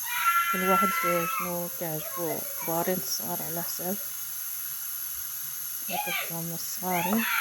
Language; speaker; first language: Arabic; native; Arabic